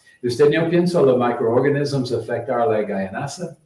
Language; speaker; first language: Spanish; non-native, learner; English